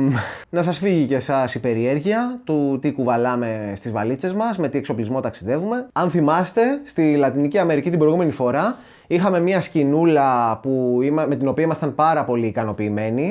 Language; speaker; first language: Greek; native; Greek